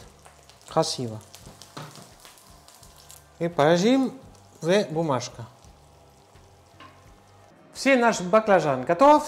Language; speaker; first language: Russian; non-native, learner; French